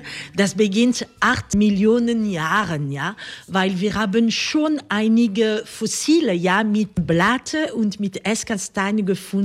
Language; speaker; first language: German; non-native, learner; French